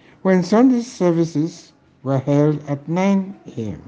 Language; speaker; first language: English; non-native, local second language; Krio